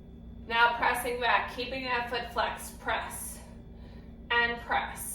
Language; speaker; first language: English; native; English